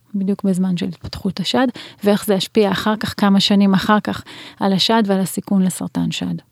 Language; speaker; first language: Hebrew; native; Hebrew